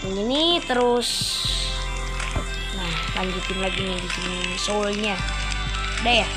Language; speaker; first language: Indonesian; native; Indonesian